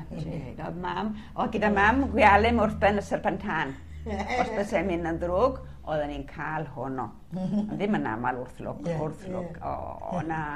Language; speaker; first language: Welsh; early bilingual, heritage; Welsh